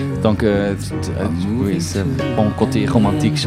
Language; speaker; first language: French; non-native, local second language; Dutch